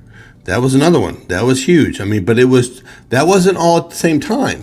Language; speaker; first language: English; native; English